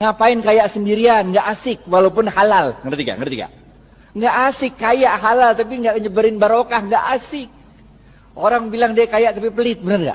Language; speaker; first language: Indonesian; native; Indonesian